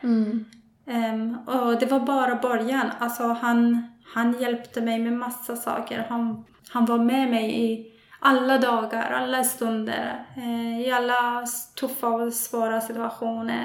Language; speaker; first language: Swedish; non-native, fluent; Persian